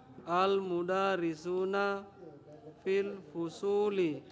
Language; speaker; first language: Arabic; non-native, learner; Indonesian